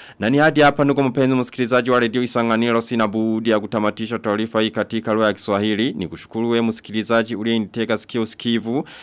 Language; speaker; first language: Swahili; non-native, local second language; Rundi